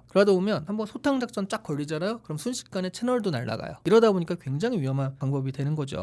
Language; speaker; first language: Korean; native; Korean